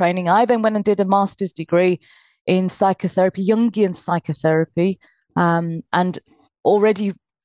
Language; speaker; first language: English; native; English